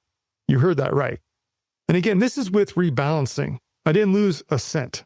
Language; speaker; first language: English; native; English